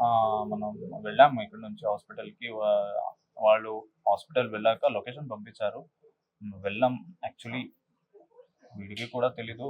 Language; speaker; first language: Telugu; non-native, local second language; Kannada